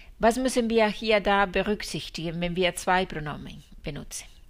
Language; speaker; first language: German; non-native, fluent; Spanish